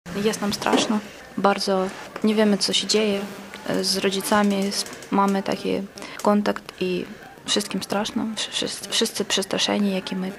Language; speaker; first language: Polish; non-native, learner; Ukrainian